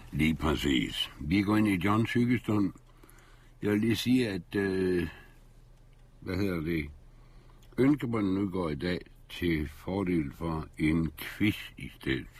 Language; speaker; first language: Danish; native; Danish